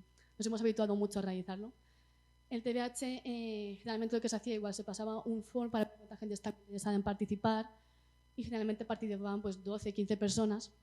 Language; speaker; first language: Spanish; native; Spanish